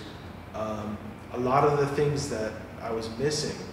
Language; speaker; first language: English; native; English